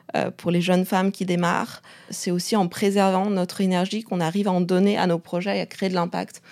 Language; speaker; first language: French; non-native, fluent; Chinese